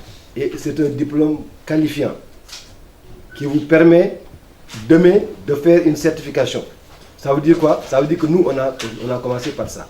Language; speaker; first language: French; non-native, local second language; Wolof